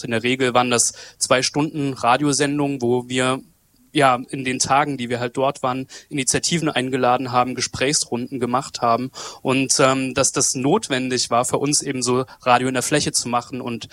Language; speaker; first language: German; native; German